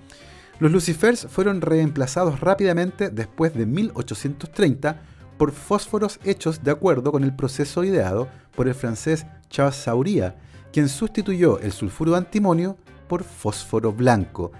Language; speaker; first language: Spanish; native; Spanish